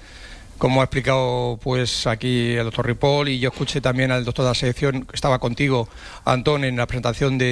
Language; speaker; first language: Spanish; native; Spanish